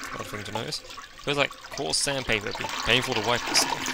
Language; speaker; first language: English; native; English